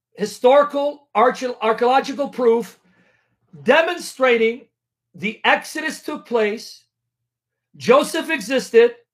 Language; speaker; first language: English; native; English